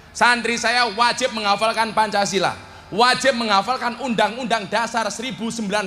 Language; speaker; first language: Indonesian; non-native, local second language; Javanese